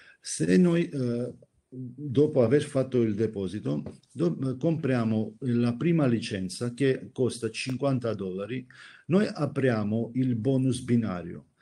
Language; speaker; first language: Italian; non-native, fluent; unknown